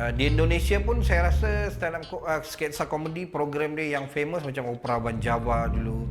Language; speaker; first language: Malay; native; Malay